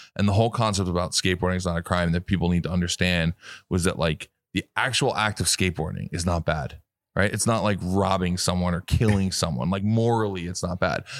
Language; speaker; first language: English; native; English